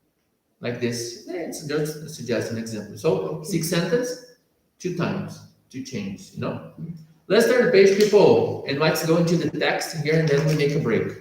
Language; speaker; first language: English; non-native, fluent; Portuguese